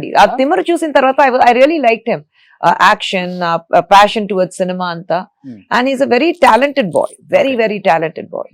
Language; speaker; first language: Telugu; non-native, fluent; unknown